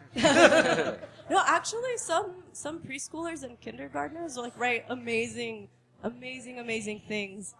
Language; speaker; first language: English; native; English